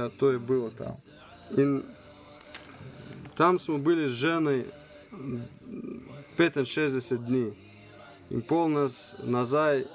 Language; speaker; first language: Slovenian; non-native, learner; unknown